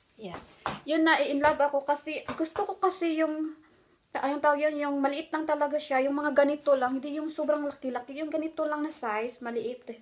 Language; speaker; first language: Filipino; non-native, local second language; Cebuano